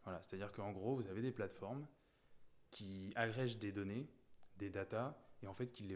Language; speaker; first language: French; native; French